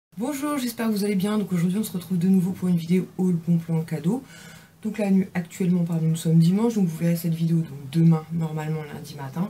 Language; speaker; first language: French; native; French